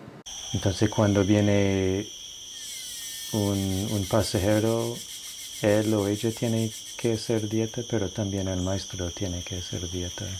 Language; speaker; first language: Spanish; non-native, fluent; English